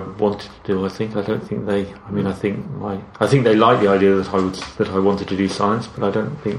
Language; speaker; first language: English; native; English